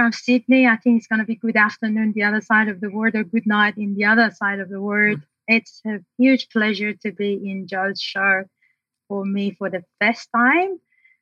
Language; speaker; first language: English; non-native, fluent; Persian